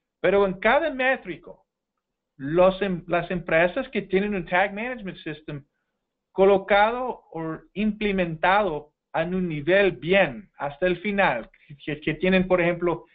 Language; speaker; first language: Spanish; non-native, fluent; English